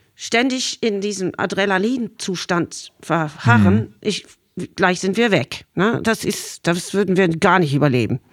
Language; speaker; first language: German; non-native, fluent; English